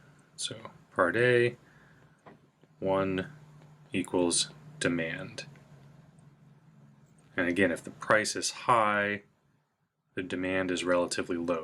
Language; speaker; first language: English; native; English